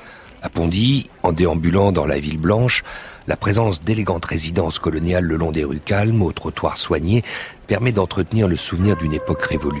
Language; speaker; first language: French; native; French